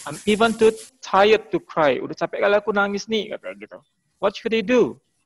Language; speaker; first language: English; non-native, fluent; Indonesian